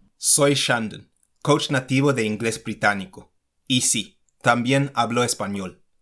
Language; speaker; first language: Spanish; non-native, fluent; English